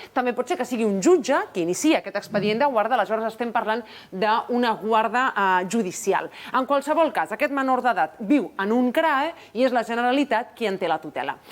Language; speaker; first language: Catalan; native; Catalan